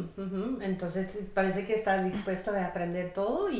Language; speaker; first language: Spanish; non-native, fluent; English